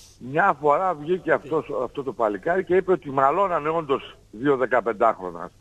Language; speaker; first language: Greek; native; Greek